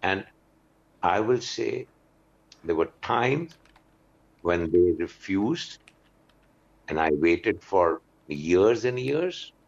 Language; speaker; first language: English; non-native, local second language; Urdu